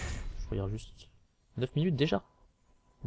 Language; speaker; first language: French; native; French